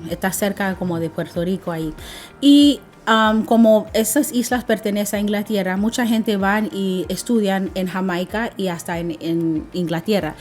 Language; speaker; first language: Spanish; non-native, fluent; English